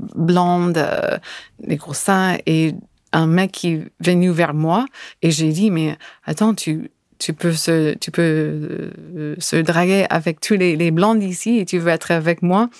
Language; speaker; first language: French; non-native, fluent; English